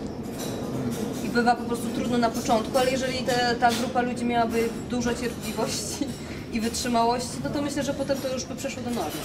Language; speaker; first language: Polish; native; Polish